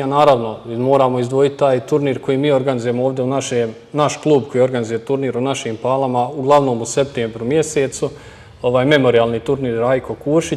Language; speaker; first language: Serbian; native; Serbian